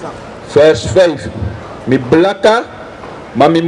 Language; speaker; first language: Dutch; non-native, local second language; Sranan Tongo